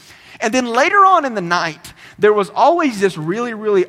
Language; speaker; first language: English; native; English